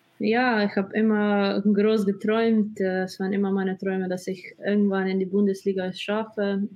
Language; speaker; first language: German; non-native, fluent; Slovenian